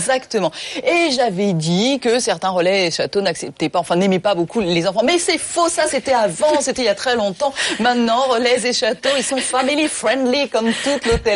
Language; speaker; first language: French; native; French